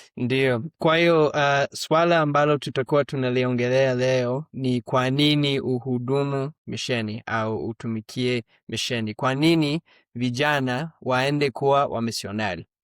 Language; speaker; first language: Swahili; non-native, fluent; English